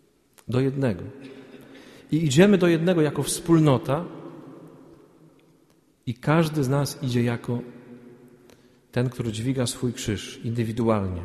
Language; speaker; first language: Polish; native; Polish